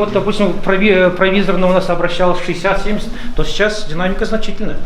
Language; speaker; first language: Russian; native; Russian